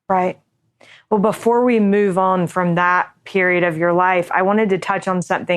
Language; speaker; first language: English; native; English